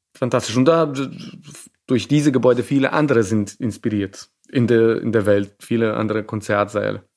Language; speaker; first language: German; non-native, fluent; Serbian